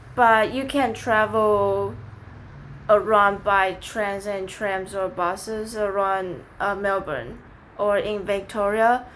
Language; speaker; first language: English; non-native, fluent; Chinese